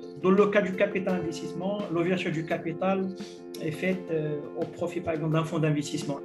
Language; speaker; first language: French; non-native, local second language; Arabic